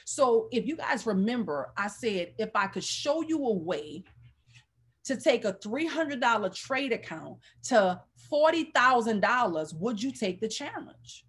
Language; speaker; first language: English; native; English